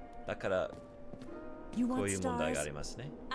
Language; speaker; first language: Japanese; non-native, learner; English